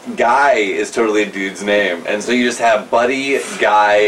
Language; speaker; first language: English; native; English